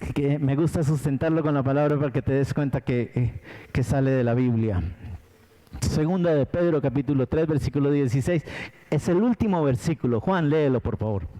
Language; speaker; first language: Spanish; native; Spanish